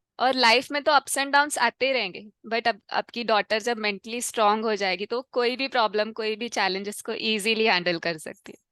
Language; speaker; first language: Hindi; non-native, local second language; Tamil